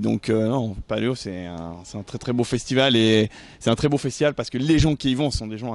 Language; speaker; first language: French; native; French